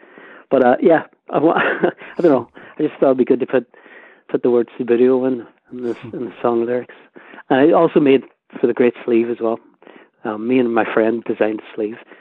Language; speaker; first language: English; native; English